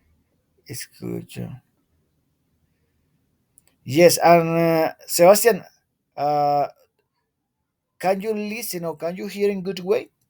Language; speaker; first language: English; non-native, learner; Spanish